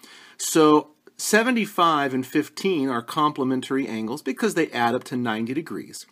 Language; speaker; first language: English; native; English